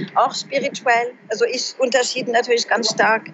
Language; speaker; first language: German; non-native, fluent; French